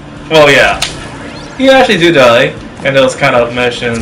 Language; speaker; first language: English; native; English